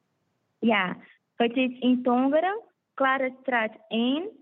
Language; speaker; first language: Dutch; non-native, fluent; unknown